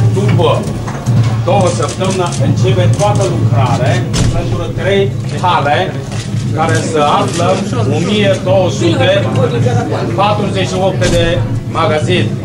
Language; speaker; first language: Romanian; non-native, learner; Chinese